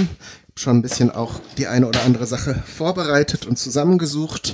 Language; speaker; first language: German; native; German